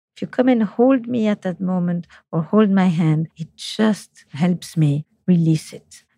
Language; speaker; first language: English; non-native, fluent; French